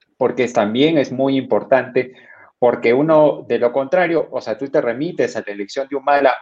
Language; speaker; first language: Spanish; native; Spanish